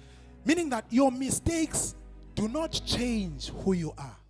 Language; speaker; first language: English; non-native, local second language; Xhosa